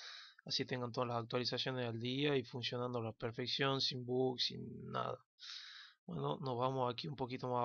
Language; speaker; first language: Spanish; native; Spanish